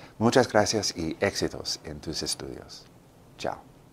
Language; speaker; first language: Spanish; non-native, fluent; English